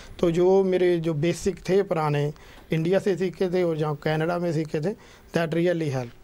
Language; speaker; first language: Hindi; non-native, local second language; Punjabi